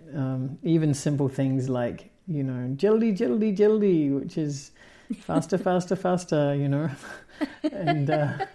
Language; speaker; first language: English; native; English